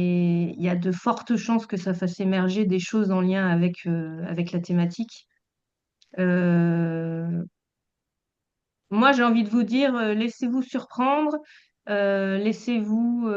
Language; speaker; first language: French; native; French